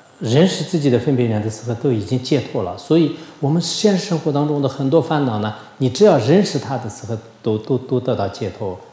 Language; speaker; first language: Chinese; non-native, local second language; Tibetan